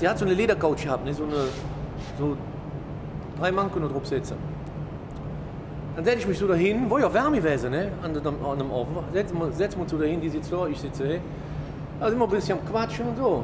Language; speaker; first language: German; native; German